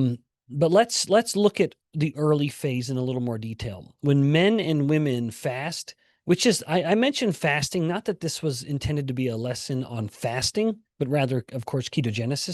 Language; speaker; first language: English; native; English